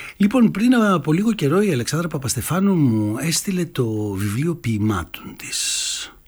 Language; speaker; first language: Greek; native; Greek